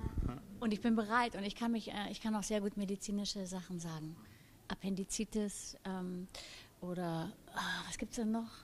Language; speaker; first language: German; native; German